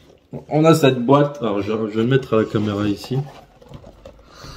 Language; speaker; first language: French; native; French